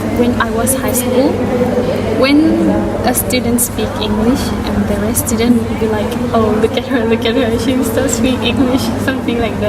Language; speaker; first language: English; non-native, learner; Thai